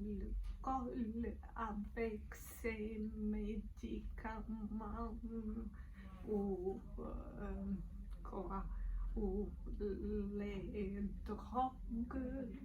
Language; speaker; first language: French; non-native, learner; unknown